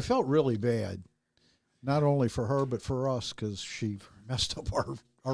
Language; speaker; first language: English; native; English